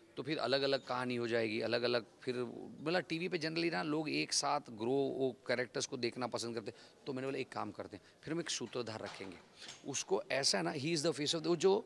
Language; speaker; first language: Hindi; non-native, local second language; Gujarati